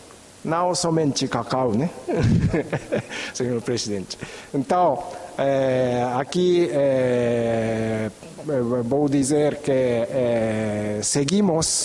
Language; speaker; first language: Portuguese; non-native, fluent; Japanese